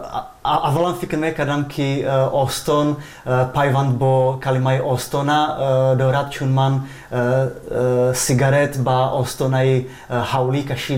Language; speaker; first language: Persian; non-native, fluent; Czech